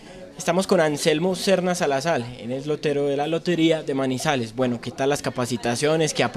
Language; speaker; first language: Spanish; native; Spanish